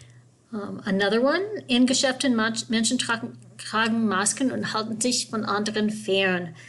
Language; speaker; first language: German; non-native, fluent; English